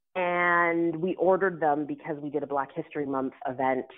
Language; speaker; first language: English; native; English